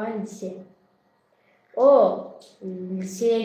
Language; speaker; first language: French; non-native, learner; Azerbaijani